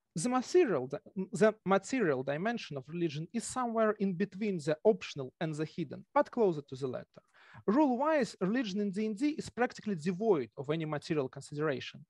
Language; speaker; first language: English; non-native, fluent; Russian